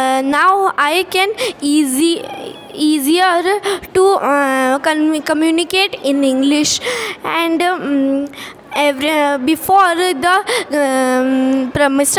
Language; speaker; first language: English; non-native, learner; Hindi